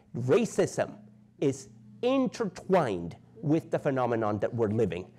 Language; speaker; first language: English; native; English